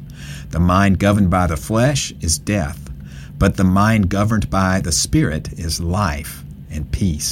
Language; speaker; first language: English; native; English